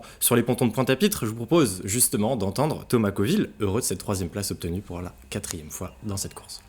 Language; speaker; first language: French; native; French